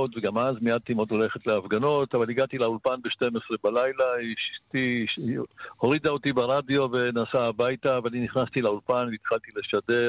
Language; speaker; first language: Hebrew; early bilingual, other home language; Polish